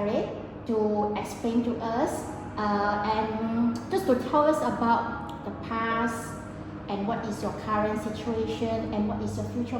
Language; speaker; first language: English; non-native, learner; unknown